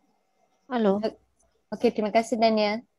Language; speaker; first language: Malay; native; Malay